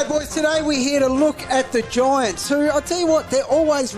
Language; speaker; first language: English; native; English